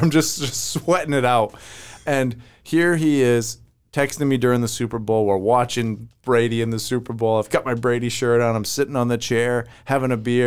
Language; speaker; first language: English; native; English